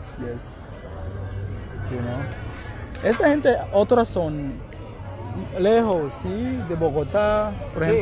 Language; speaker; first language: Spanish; non-native, learner; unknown